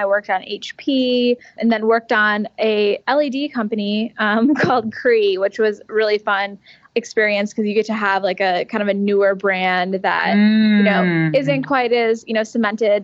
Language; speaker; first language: English; native; English